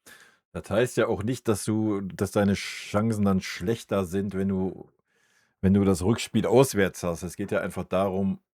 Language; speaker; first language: German; native; German